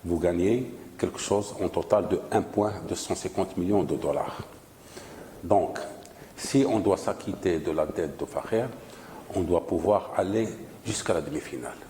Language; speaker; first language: French; non-native, local second language; Arabic